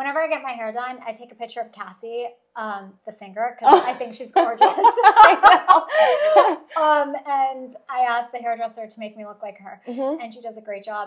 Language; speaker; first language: English; early bilingual, other home language; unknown